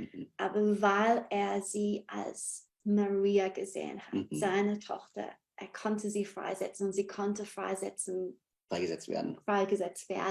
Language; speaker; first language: German; non-native, fluent; English